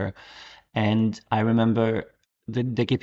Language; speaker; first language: English; non-native, fluent; Polish